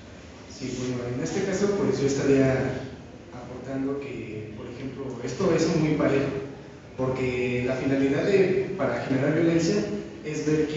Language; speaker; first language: Spanish; native; Spanish